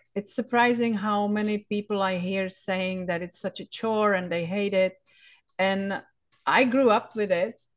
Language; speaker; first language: English; non-native, fluent; Czech